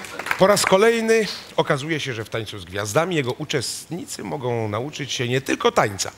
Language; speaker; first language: Polish; native; Polish